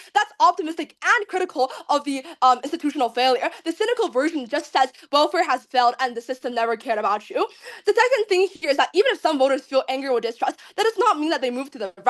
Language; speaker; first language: English; non-native, fluent; Chinese